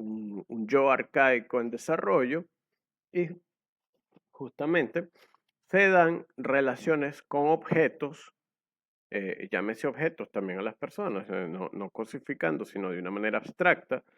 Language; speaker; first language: Spanish; native; Spanish